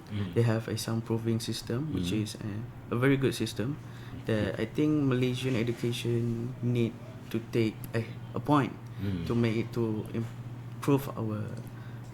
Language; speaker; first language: English; non-native, local second language; Malay